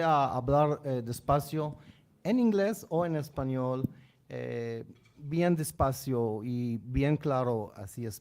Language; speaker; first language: Spanish; non-native, learner; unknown